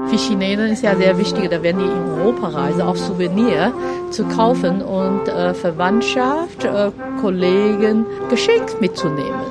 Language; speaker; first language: German; non-native, learner; Chinese